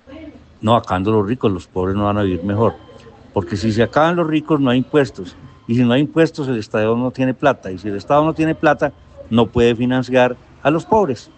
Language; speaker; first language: Spanish; native; Spanish